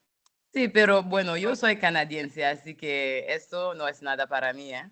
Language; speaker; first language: Spanish; non-native, fluent; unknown